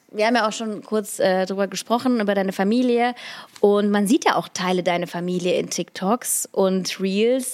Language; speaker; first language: German; early bilingual, other home language; Russian